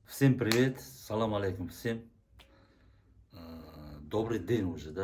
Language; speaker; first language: Russian; non-native, local second language; Kazakh